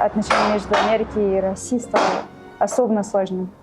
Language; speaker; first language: Russian; non-native, fluent; English